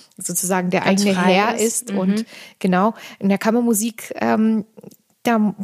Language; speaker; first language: German; non-native, fluent; Armenian